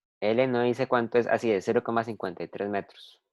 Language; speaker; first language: Spanish; native; Spanish